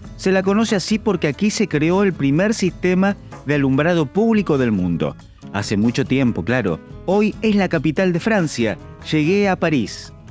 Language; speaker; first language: Spanish; native; Spanish